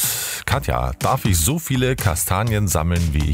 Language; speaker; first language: German; native; German